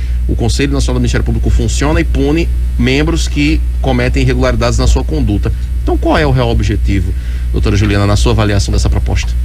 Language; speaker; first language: Portuguese; native; Portuguese